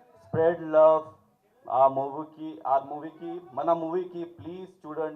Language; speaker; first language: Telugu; non-native, local second language; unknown